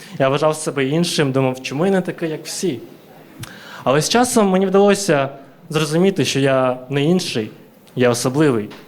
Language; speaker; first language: Ukrainian; early bilingual, other home language; Russian